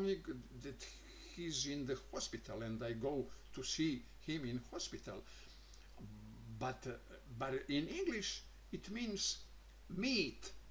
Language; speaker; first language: English; non-native, learner; Croatian